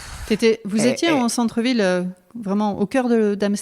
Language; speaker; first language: French; native; French